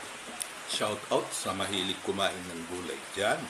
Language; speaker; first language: Filipino; native; Filipino